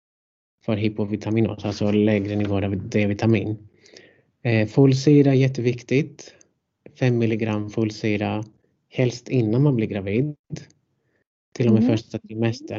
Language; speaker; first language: Swedish; non-native, fluent; Greek